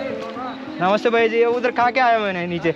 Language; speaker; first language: Hindi; non-native, local second language; Telugu